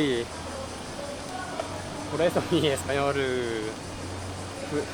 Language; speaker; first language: Spanish; non-native, learner; Japanese